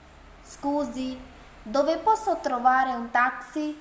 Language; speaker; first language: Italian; non-native, fluent; Urdu